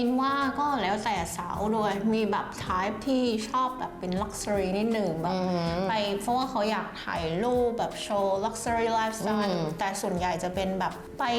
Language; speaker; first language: Thai; non-native, fluent; Vietnamese